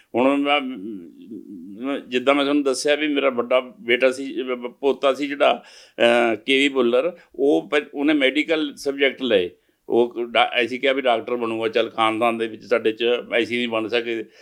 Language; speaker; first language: Punjabi; native; Punjabi